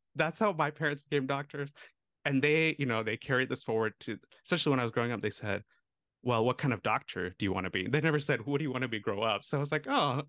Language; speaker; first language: English; early bilingual, other home language; Tamil